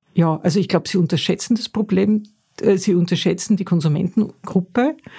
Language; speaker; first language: German; native; German